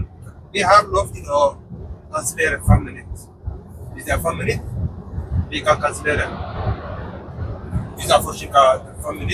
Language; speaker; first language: Norwegian; non-native, fluent; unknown